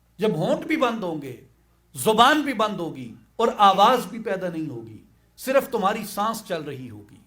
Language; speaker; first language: Urdu; non-native, local second language; Saraiki